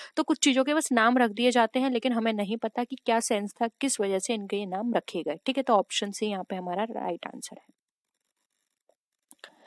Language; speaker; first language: Hindi; native; Hindi